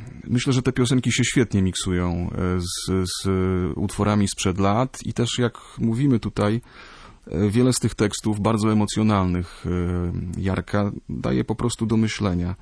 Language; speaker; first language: Polish; native; Polish